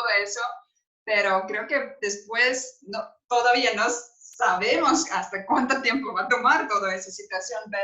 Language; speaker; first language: Spanish; non-native, learner; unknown